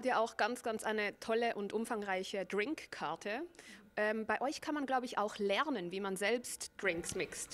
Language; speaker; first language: German; native; German